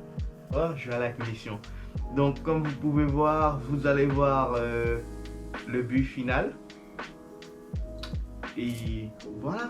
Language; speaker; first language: French; non-native, fluent; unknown